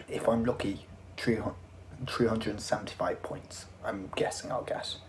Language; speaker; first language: English; native; English